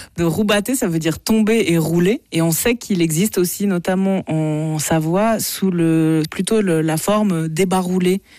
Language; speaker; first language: French; native; French